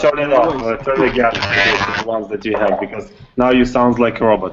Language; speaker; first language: English; non-native, learner; Russian